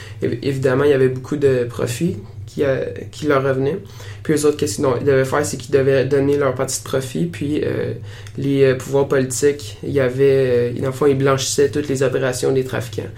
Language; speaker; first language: French; native; French